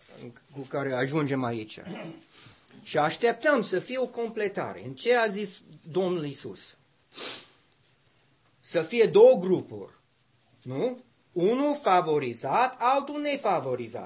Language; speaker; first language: Romanian; non-native, learner; English